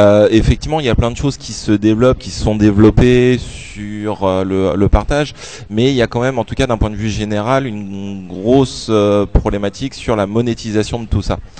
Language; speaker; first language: French; native; French